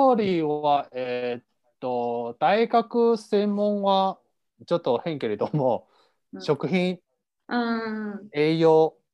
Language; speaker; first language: Japanese; non-native, fluent; Chinese